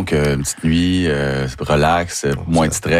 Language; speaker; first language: French; native; French